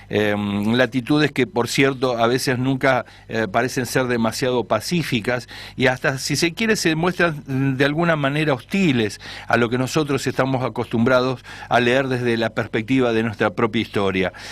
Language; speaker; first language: Spanish; native; Spanish